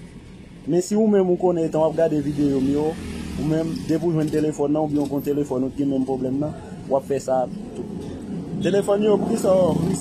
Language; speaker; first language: French; non-native, learner; Haitian Creole